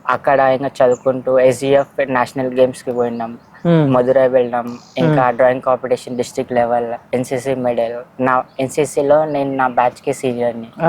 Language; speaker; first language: Telugu; non-native, local second language; Marathi